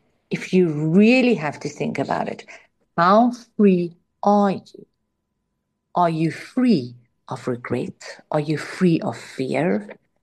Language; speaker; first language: English; non-native, local second language; Afrikaans